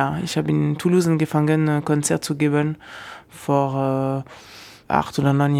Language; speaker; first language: German; non-native, fluent; French